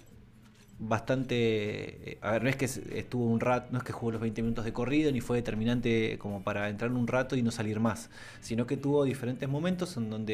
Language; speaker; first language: Spanish; native; Spanish